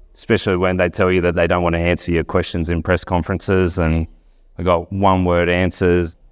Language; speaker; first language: English; native; English